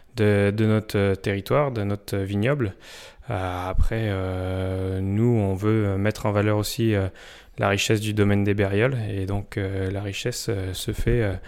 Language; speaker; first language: French; native; French